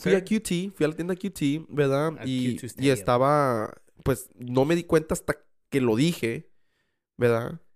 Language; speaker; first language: Spanish; early bilingual, heritage; Spanish